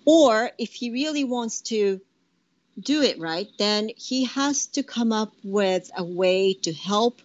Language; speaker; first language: English; non-native, fluent; Japanese